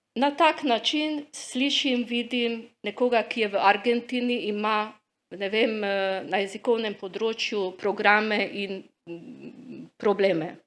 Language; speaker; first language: Slovenian; non-native, local second language; Hungarian